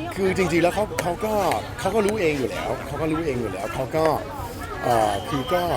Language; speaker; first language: Thai; early bilingual, heritage; Danish